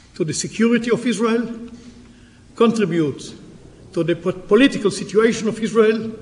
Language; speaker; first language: English; non-native, fluent; Hebrew